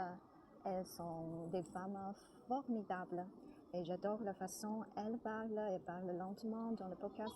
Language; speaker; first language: French; non-native, learner; Chinese